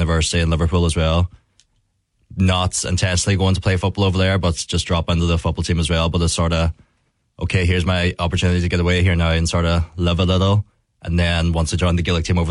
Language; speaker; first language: English; native; English